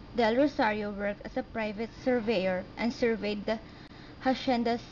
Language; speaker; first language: English; non-native, local second language; Filipino